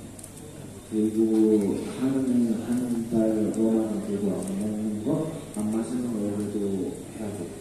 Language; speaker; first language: Korean; non-native, learner; Indonesian